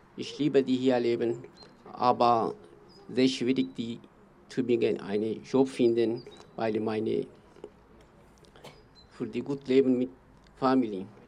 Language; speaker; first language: German; non-native, learner; Kurdish